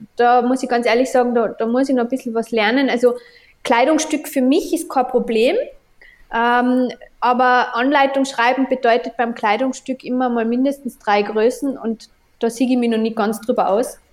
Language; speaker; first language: German; native; German